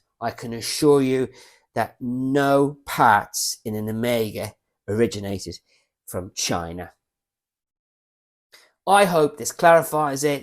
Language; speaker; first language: English; native; English